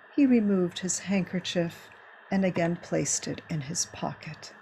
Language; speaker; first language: English; early bilingual, other home language; Spanish